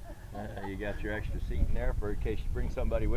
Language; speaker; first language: English; native; English